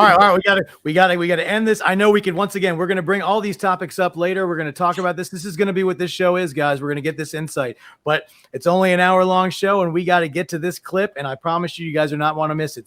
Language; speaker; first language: English; native; English